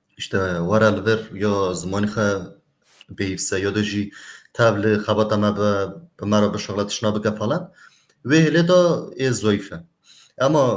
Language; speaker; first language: Kurdish; native; Kurdish